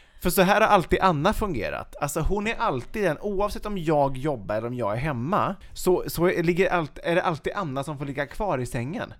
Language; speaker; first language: Swedish; native; Swedish